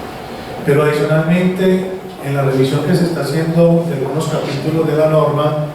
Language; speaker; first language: Spanish; native; Spanish